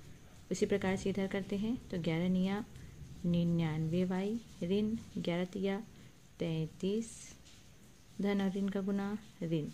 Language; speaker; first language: Hindi; native; Hindi